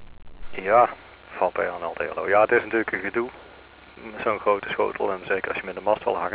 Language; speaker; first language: Dutch; native; Dutch